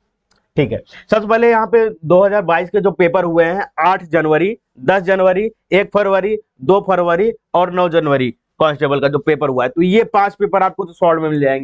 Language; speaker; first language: Hindi; native; Hindi